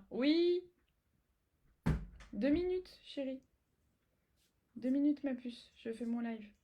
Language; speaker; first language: French; native; French